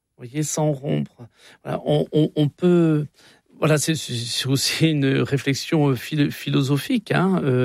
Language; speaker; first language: French; native; French